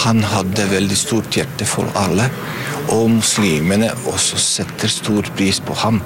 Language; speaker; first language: Norwegian; non-native, fluent; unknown